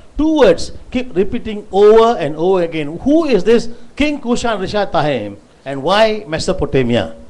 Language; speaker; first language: English; non-native, local second language; Tamil